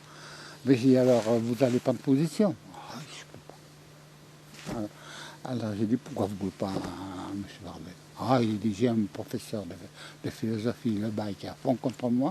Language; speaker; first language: French; native; French